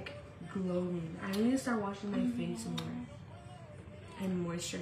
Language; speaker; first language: English; native; English